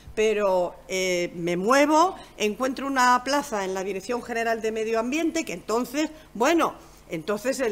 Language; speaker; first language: Spanish; native; Spanish